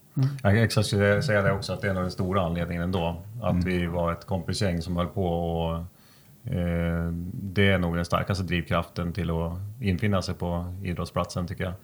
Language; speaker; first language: Swedish; native; Swedish